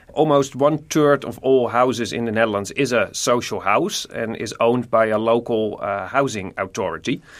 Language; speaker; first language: English; non-native, fluent; Dutch